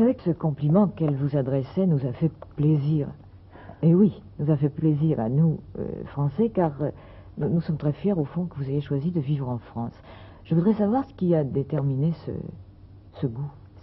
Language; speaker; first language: French; native; French